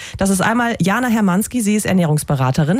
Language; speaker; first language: German; native; German